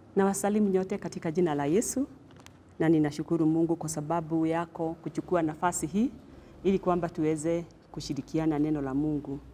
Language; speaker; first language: Swahili; non-native, local second language; Kikuyu